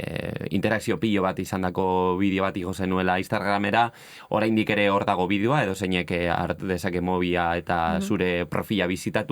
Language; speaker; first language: Basque; native; Basque